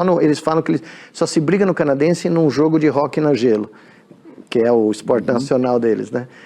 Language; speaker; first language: Portuguese; native; Portuguese